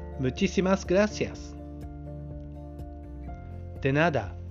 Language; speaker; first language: Spanish; non-native, fluent; Japanese